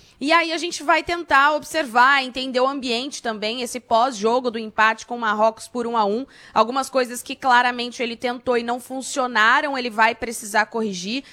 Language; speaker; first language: Portuguese; native; Portuguese